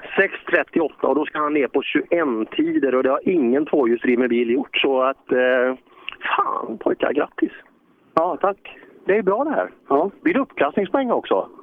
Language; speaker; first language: Swedish; native; Swedish